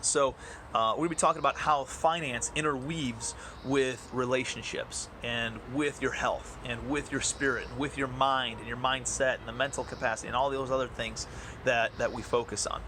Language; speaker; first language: English; native; English